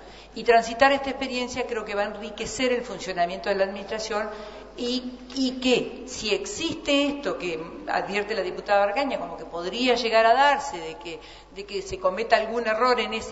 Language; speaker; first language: Spanish; native; Spanish